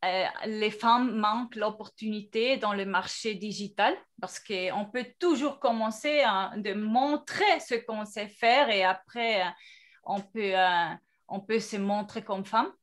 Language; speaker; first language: French; non-native, fluent; Spanish